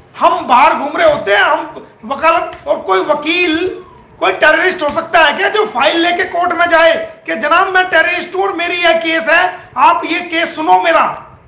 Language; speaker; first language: Hindi; native; Hindi